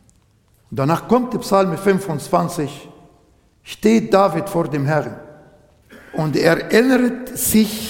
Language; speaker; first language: German; non-native, fluent; Arabic